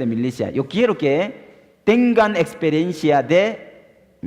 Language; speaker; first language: Spanish; non-native, fluent; Korean